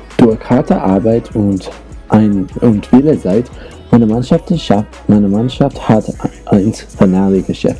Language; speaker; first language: German; non-native, learner; English